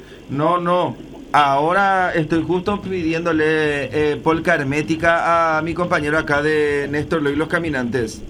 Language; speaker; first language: Spanish; native; Spanish